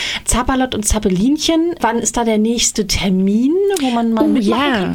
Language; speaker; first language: German; native; German